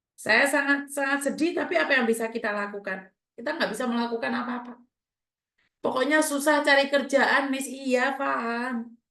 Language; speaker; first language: Indonesian; native; Indonesian